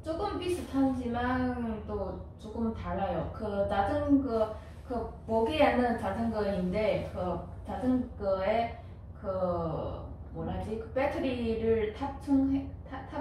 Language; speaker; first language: Korean; non-native, fluent; Chinese